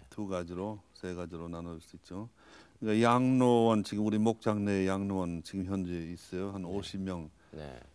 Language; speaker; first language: Korean; non-native, fluent; English